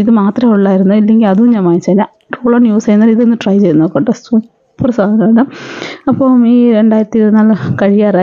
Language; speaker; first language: Malayalam; native; Malayalam